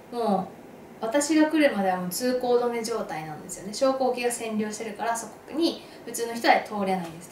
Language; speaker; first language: Japanese; native; Japanese